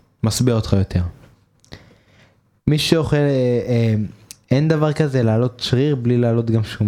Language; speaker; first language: Hebrew; native; Hebrew